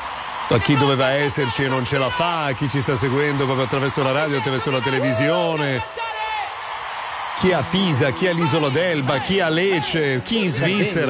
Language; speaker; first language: Italian; native; Italian